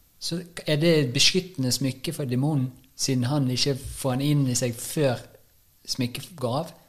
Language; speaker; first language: Norwegian; native; Norwegian